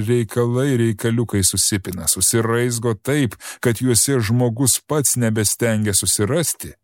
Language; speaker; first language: Lithuanian; native; Lithuanian